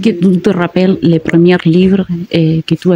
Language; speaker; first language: French; non-native, learner; Spanish